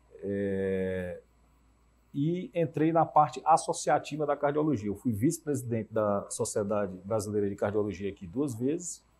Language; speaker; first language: Portuguese; native; Portuguese